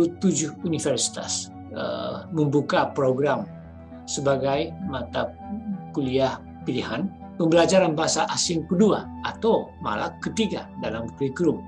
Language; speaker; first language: Indonesian; non-native, fluent; Japanese